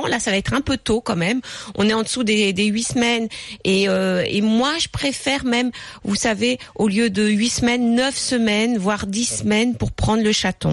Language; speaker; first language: French; native; French